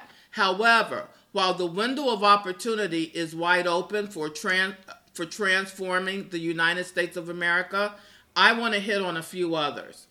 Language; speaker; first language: English; native; English